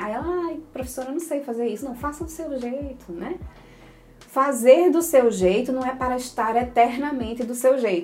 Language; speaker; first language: Portuguese; native; Portuguese